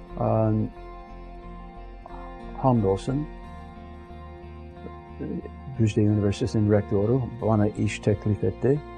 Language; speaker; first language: Turkish; non-native, fluent; English